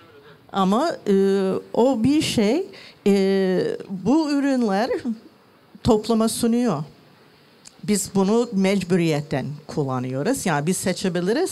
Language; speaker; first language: Turkish; non-native, learner; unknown